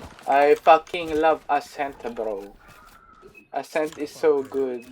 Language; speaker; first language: English; non-native, local second language; Filipino